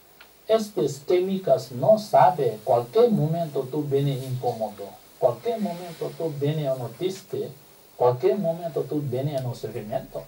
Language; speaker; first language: Spanish; non-native, learner; Tibetan